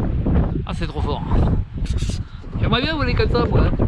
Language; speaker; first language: French; native; French